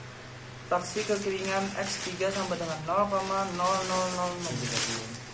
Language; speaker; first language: Indonesian; native; Indonesian